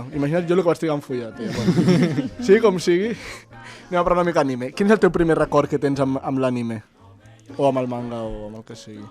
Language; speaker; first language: Catalan; native; Catalan